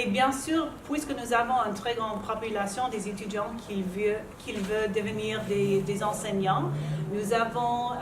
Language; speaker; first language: French; non-native, local second language; English